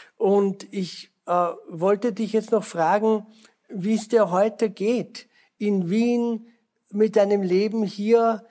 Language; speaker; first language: German; native; German